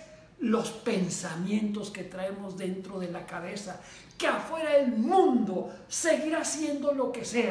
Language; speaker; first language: Spanish; native; Spanish